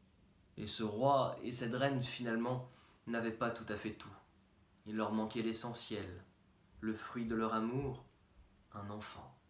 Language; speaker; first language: French; native; French